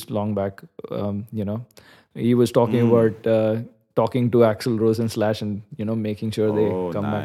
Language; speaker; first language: English; non-native, local second language; Hindi